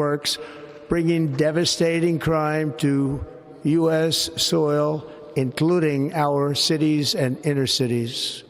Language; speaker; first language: English; native; English